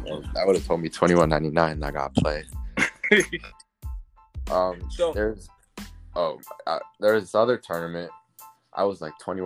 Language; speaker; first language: English; native; English